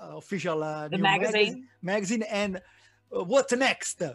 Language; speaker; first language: English; non-native, fluent; Italian